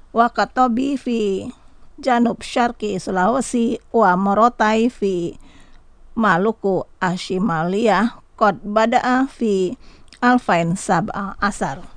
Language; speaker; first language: Arabic; non-native, fluent; Indonesian